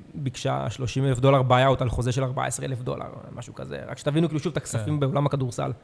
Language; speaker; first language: Hebrew; native; Hebrew